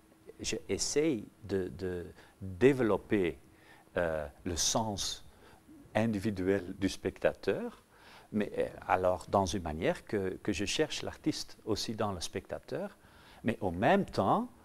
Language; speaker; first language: French; non-native, local second language; Dutch